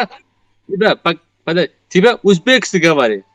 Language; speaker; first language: Russian; non-native, learner; Chinese